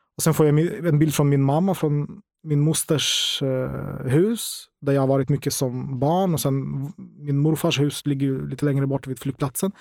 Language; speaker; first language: Swedish; non-native, fluent; Ukrainian